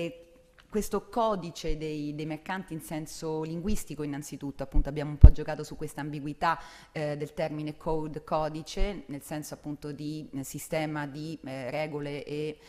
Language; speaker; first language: Italian; native; Italian